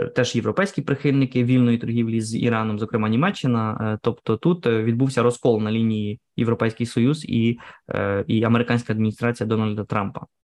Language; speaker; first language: Ukrainian; native; Ukrainian